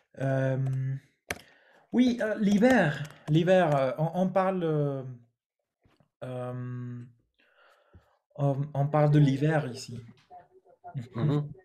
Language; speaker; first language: French; non-native, fluent; Spanish